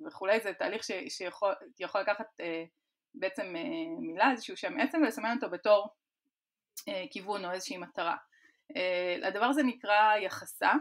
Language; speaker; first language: Hebrew; native; Hebrew